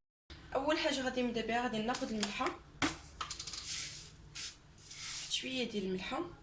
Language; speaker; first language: Arabic; native; Arabic